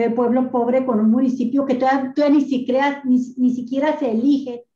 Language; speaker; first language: Spanish; native; Spanish